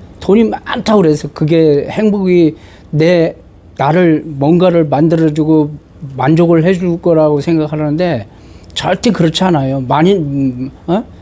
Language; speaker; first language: Korean; native; Korean